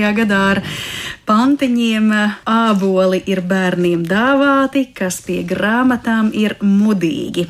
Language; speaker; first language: Latvian; native; Latvian